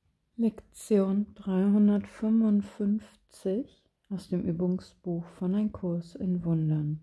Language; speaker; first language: German; native; German